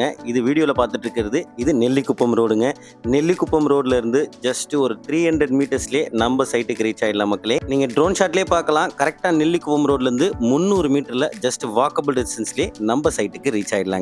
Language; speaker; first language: Tamil; native; Tamil